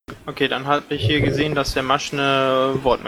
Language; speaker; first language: German; native; German